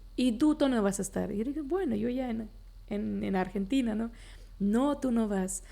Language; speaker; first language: Spanish; non-native, local second language; Plautdietsch